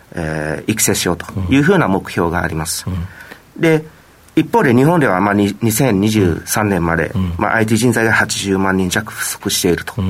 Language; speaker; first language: Japanese; non-native, fluent; Vietnamese